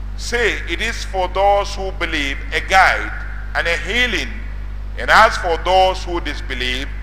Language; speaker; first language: English; non-native, local second language; Hausa